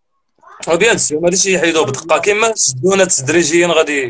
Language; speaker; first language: Arabic; native; Arabic